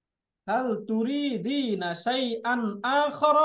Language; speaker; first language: Arabic; non-native, fluent; Bangla